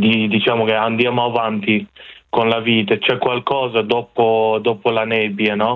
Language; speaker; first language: Italian; non-native, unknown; Persian